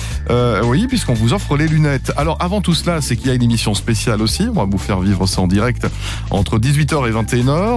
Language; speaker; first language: French; native; French